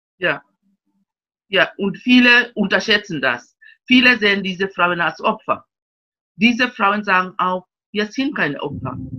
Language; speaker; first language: German; non-native, fluent; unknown